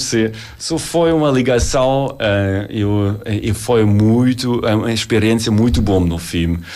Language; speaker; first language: Portuguese; non-native, learner; German